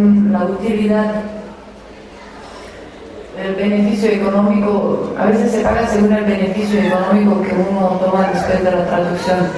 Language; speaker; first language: Spanish; non-native, fluent; Romanian